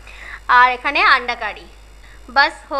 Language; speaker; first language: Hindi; non-native, local second language; Bangla